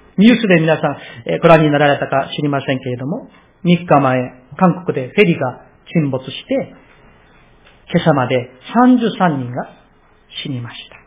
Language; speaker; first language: Japanese; non-native, fluent; Korean